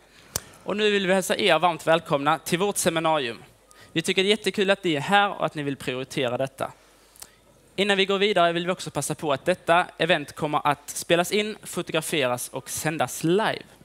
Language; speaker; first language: Swedish; native; Swedish